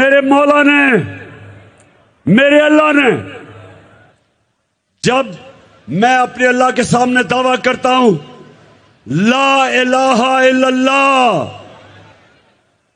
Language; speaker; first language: Urdu; native; Urdu